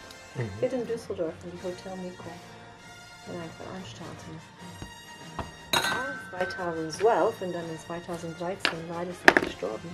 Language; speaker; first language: German; non-native, fluent; English